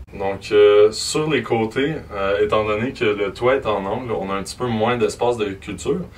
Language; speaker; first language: French; native; French